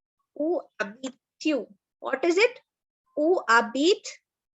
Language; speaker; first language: French; non-native, fluent; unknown